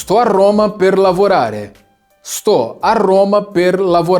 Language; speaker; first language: Italian; non-native, fluent; Portuguese